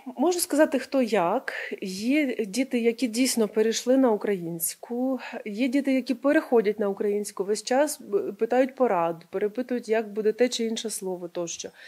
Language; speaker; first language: Ukrainian; non-native, local second language; Russian